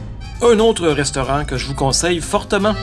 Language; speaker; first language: French; native; French